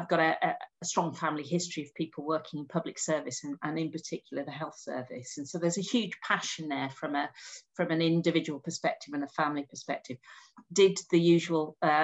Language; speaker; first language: English; native; English